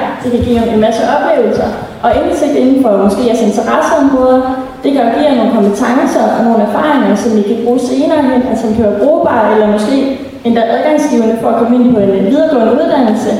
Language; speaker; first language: Danish; native; Danish